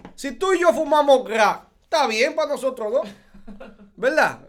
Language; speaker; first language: Spanish; early bilingual, heritage; Spanish